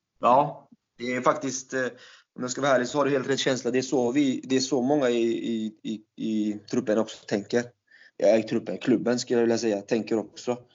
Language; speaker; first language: Swedish; early bilingual, other home language; Turkish